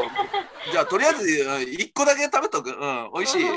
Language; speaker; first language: Japanese; native; Japanese